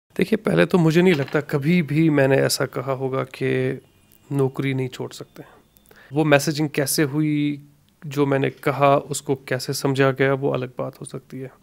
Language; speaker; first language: Urdu; non-native, local second language; Kashmiri